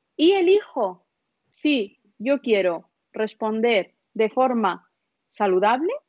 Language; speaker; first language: Spanish; early bilingual, other home language; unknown